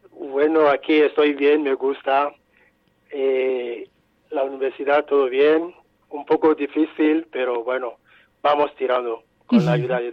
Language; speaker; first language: Spanish; non-native, fluent; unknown